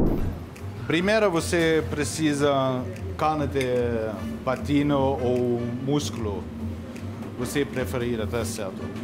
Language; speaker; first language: Portuguese; non-native, learner; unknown